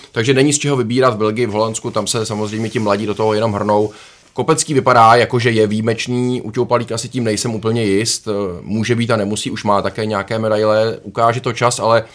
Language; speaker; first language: Czech; native; Czech